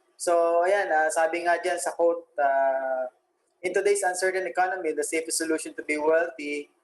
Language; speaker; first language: Filipino; non-native, local second language; Aklanon